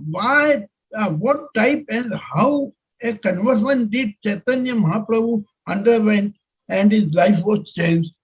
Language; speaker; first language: English; non-native, local second language; Hindi